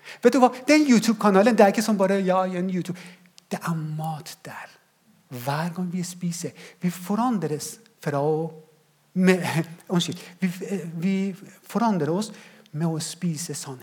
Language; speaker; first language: Norwegian; non-native, fluent; Persian